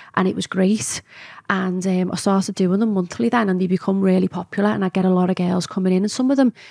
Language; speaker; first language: English; native; English